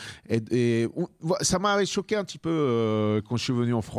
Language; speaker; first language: French; early bilingual, other home language; Spanish